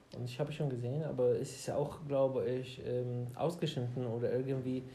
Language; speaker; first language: German; non-native, learner; Arabic